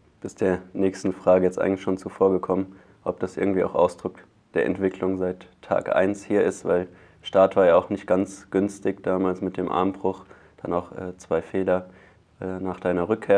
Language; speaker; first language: German; native; German